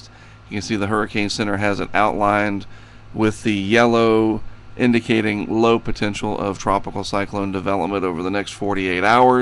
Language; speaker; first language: English; native; English